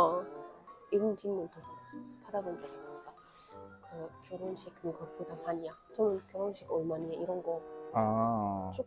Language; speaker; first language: Korean; non-native, fluent; Arabic